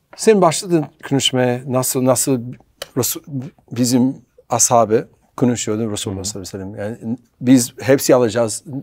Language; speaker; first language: Turkish; non-native, learner; English